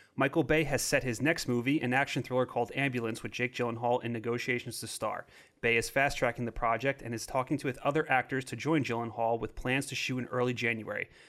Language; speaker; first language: English; native; English